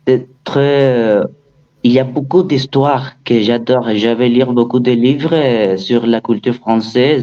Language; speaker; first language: French; non-native, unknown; Spanish